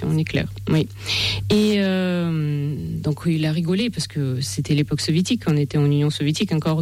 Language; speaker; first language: French; non-native, fluent; Russian